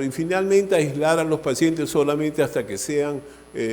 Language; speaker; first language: Spanish; native; Spanish